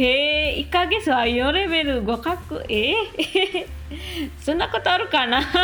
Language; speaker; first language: Japanese; non-native, fluent; Minangkabau